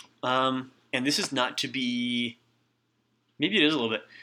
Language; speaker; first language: English; native; English